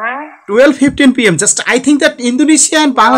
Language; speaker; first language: English; non-native, learner; Bangla